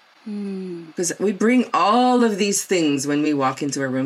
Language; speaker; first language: English; non-native, local second language; Afrikaans